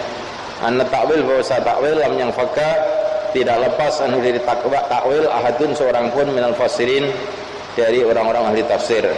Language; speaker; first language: Indonesian; native; Indonesian